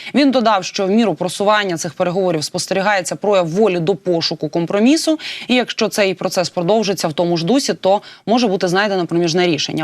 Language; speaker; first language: Ukrainian; native; Ukrainian